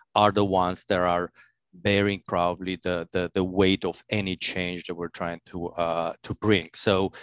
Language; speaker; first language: English; non-native, fluent; Romanian